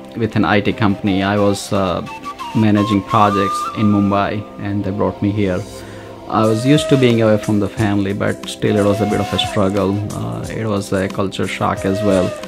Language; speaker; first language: English; non-native, local second language; Gujarati